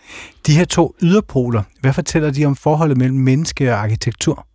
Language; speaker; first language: Danish; native; Danish